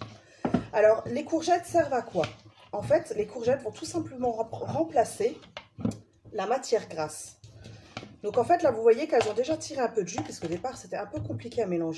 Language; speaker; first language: French; native; French